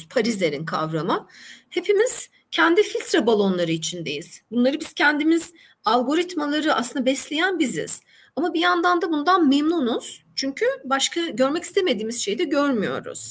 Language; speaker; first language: Turkish; native; Turkish